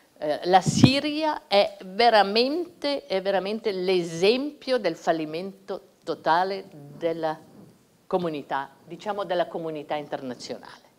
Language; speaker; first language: Italian; native; Italian